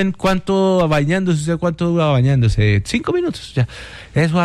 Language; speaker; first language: Spanish; native; Spanish